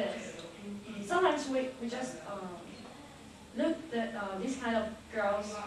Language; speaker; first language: English; non-native, learner; Chinese